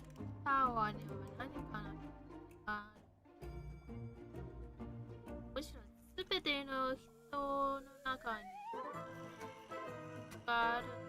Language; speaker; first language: Japanese; non-native, learner; Chinese